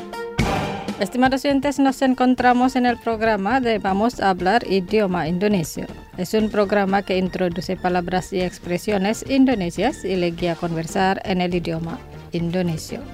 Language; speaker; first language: Spanish; non-native, fluent; Indonesian